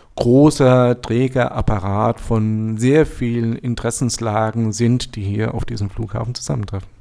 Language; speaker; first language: German; native; German